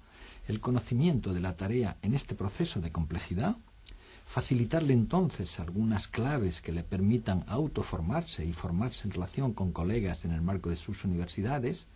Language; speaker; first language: Spanish; native; Spanish